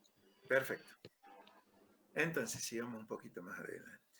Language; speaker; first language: Spanish; native; Spanish